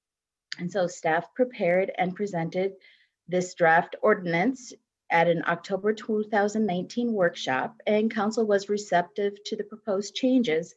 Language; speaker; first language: English; native; English